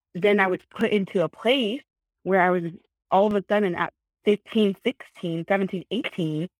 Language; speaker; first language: English; early bilingual, other home language; Vietnamese